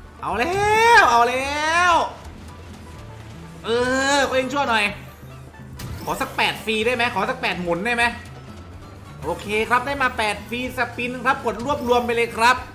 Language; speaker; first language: Thai; native; Thai